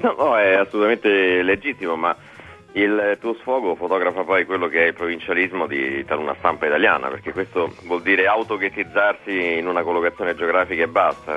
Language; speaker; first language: Italian; native; Italian